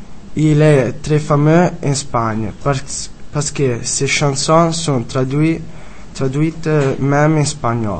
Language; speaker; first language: French; non-native, learner; Italian